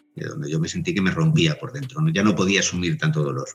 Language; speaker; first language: Spanish; native; Spanish